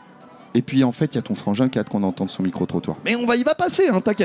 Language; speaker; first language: French; native; French